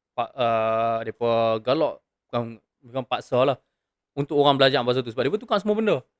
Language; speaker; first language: Malay; native; Malay